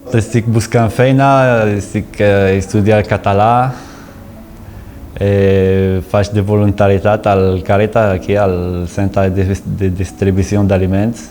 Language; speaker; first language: Catalan; non-native, learner; Arabic